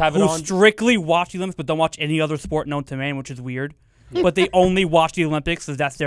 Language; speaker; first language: English; native; English